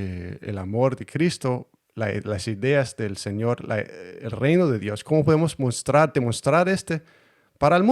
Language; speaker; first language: Spanish; non-native, learner; Danish